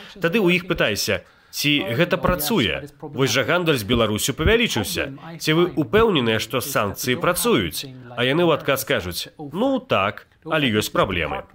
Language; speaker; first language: Belarusian; native; Belarusian